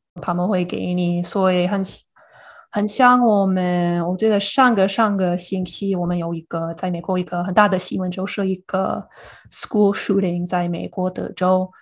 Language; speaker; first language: Chinese; non-native, fluent; English